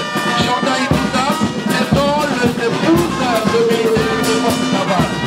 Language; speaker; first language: French; non-native, local second language; Lingala